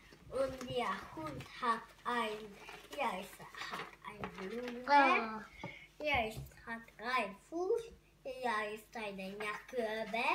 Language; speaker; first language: German; non-native, learner; Hungarian